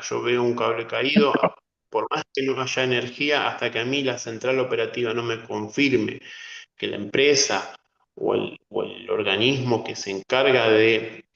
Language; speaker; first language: Spanish; native; Spanish